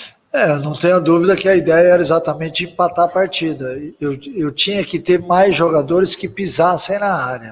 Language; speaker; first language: Portuguese; native; Portuguese